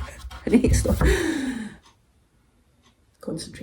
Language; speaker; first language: English; native; English